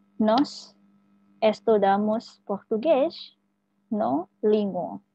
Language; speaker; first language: Portuguese; non-native, fluent; Indonesian